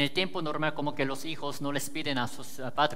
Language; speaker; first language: Spanish; native; Spanish